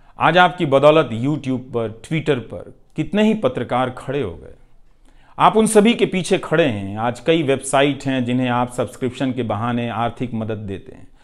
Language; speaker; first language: Hindi; non-native, local second language; Bhojpuri